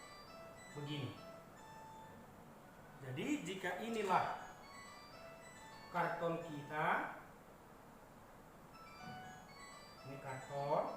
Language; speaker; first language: Indonesian; native; Indonesian